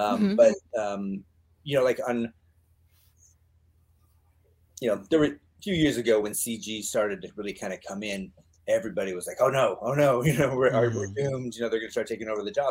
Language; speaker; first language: English; native; English